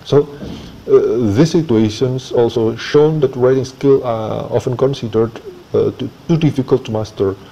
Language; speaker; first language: English; non-native, fluent; Indonesian